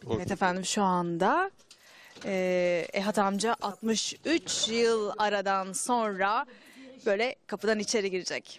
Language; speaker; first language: Turkish; native; Turkish